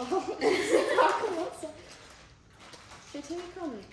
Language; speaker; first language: French; non-native, local second language; English